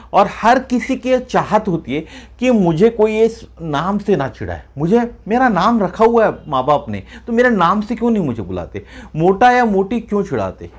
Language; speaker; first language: Hindi; non-native, local second language; Marathi